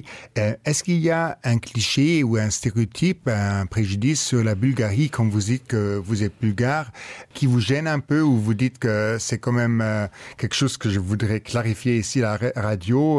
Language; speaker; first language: French; non-native, local second language; Luxembourgish